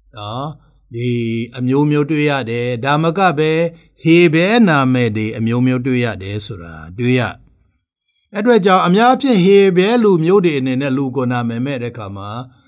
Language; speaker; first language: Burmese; non-native, local second language; Tedim Chin